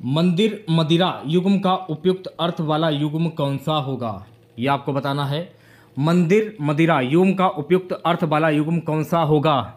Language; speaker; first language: Hindi; native; Hindi